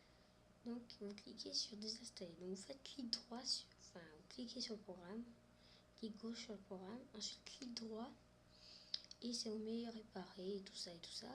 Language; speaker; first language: French; native; French